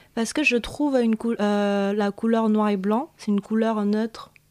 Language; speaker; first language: French; non-native, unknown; Chinese